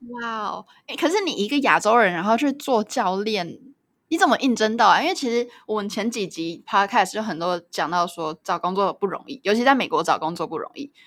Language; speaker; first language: Chinese; native; Chinese